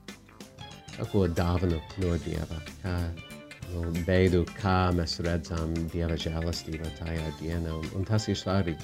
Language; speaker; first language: Latvian; non-native, fluent; English